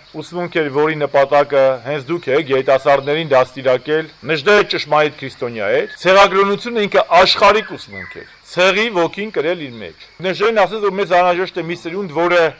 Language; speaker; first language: Armenian; native; Armenian